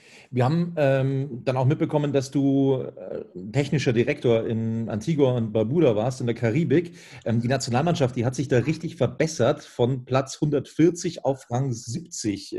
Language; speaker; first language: German; native; German